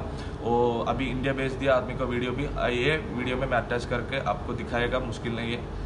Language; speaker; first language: Hindi; non-native, learner; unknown